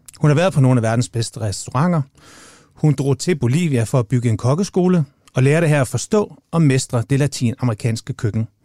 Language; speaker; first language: Danish; native; Danish